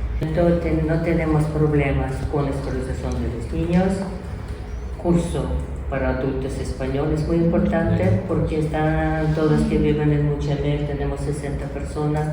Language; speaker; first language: Spanish; non-native, learner; Ukrainian